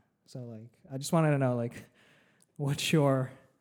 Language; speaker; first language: English; early bilingual, other home language; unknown